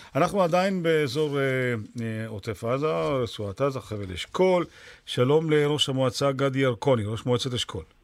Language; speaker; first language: Hebrew; native; Hebrew